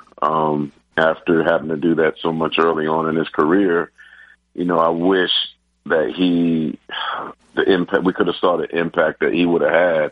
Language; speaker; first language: English; native; English